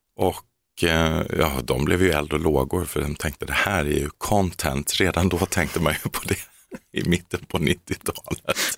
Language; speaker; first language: Swedish; native; Swedish